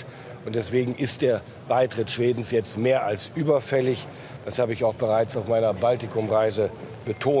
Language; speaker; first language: German; native; German